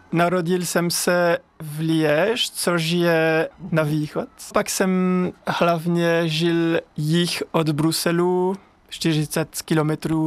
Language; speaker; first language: Czech; non-native, fluent; French